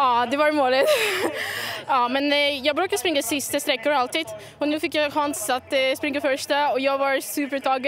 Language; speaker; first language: Swedish; non-native, fluent; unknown